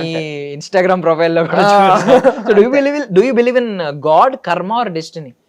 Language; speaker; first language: Telugu; native; Telugu